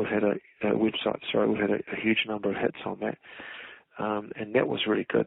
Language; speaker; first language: English; native; English